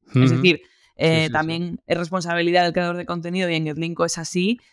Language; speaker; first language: Spanish; native; Spanish